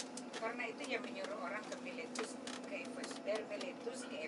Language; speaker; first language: Indonesian; native; Indonesian